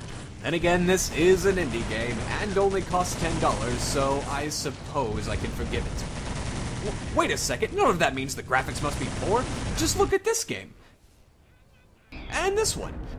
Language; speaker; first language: English; native; English